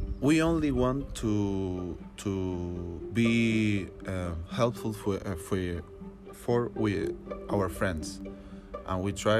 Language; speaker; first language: English; non-native, learner; Spanish